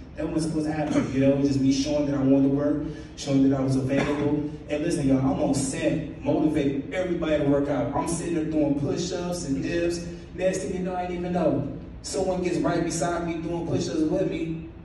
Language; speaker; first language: English; native; English